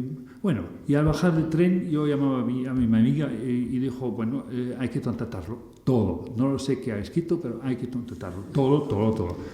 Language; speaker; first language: Spanish; non-native, fluent; German